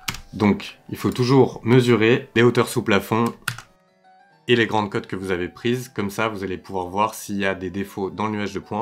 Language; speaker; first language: French; native; French